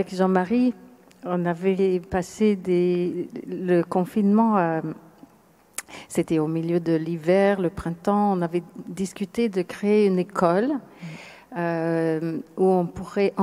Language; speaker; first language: French; non-native, fluent; English